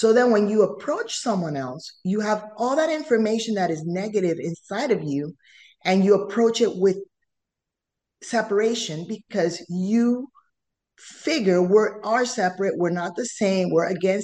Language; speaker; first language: English; non-native, fluent; Spanish